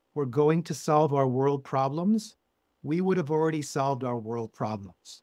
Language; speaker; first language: English; native; English